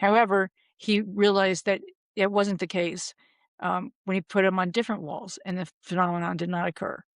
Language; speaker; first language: English; native; English